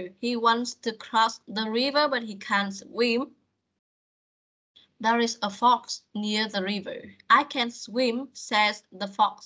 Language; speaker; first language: English; non-native, fluent; Vietnamese